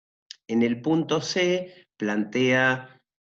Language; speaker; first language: Spanish; native; Spanish